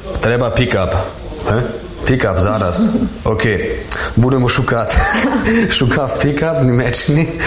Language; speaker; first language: Ukrainian; non-native, learner; German